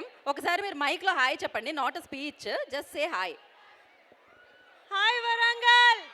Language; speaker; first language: Telugu; native; Telugu